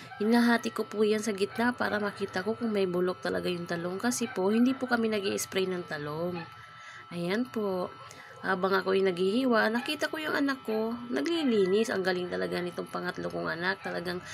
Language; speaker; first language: Filipino; non-native, local second language; Bikol